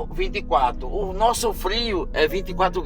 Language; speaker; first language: Portuguese; native; Portuguese